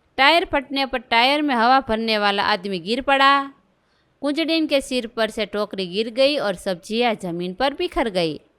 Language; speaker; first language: Hindi; non-native, local second language; Gujarati